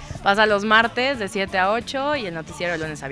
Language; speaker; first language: Spanish; native; Spanish